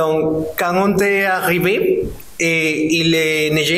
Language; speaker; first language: French; non-native, fluent; Spanish